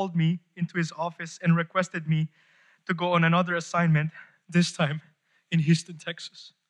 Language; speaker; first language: English; non-native, local second language; Filipino